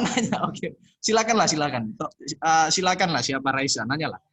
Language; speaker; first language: Indonesian; native; Indonesian